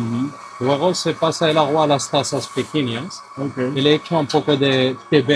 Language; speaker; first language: Spanish; non-native, fluent; Arabic